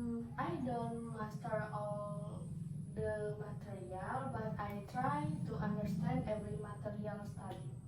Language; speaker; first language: English; non-native, learner; Indonesian